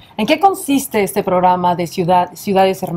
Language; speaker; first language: Spanish; native; Spanish